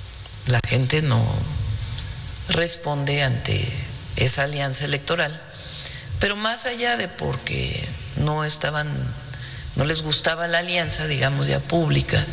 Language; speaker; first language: Spanish; native; Spanish